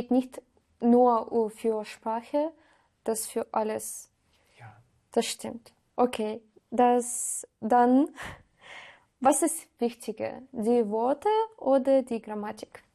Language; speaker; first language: German; non-native, learner; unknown